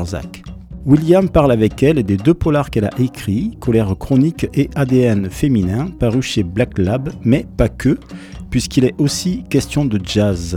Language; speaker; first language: French; native; French